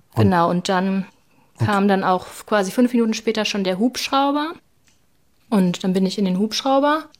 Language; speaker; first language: German; native; German